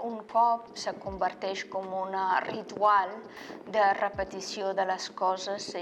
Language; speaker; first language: Catalan; non-native, fluent; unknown